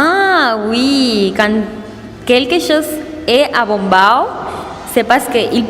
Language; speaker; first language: French; non-native, learner; Spanish